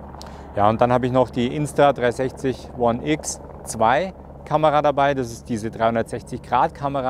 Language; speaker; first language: German; native; German